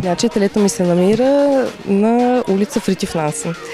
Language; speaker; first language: Bulgarian; native; Bulgarian